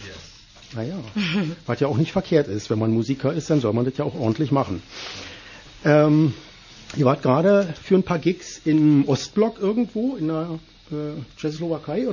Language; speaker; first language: German; native; German